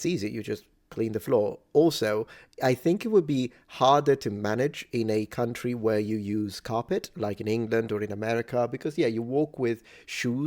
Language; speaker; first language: English; non-native, fluent; Italian